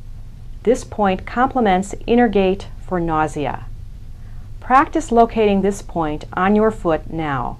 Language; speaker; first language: English; native; English